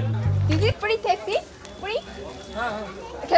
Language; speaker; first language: English; non-native, learner; Korean